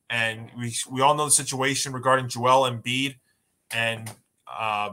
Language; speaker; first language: English; native; English